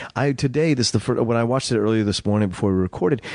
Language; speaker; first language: English; early bilingual, other home language; Spanish